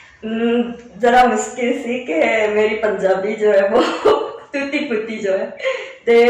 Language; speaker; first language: Hindi; non-native, fluent; Japanese